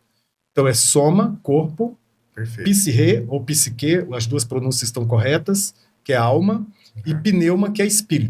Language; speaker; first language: Portuguese; native; Portuguese